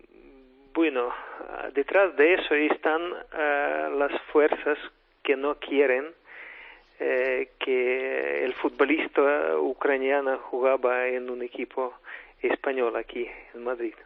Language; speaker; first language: Spanish; non-native, fluent; Ukrainian